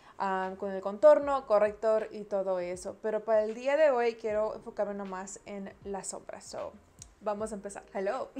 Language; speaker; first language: Spanish; early bilingual, heritage; Spanish